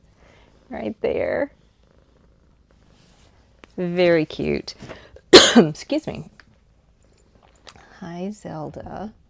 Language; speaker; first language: English; native; English